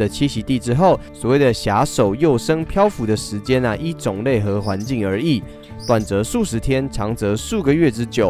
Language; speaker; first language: Chinese; native; Chinese